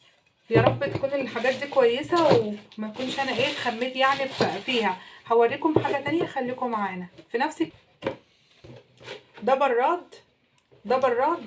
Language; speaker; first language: Arabic; native; Arabic